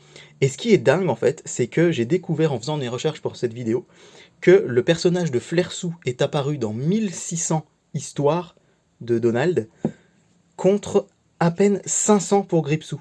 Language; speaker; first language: French; native; French